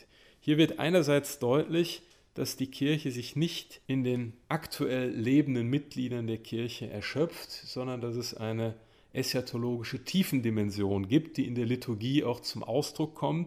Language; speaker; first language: German; native; German